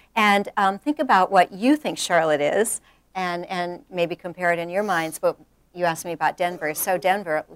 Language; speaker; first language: English; native; English